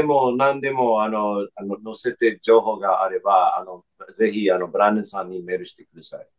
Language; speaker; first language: Japanese; non-native, fluent; English